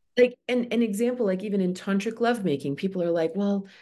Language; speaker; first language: English; native; English